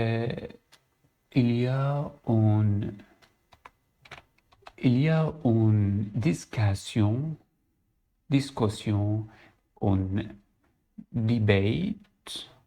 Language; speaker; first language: French; non-native, learner; Arabic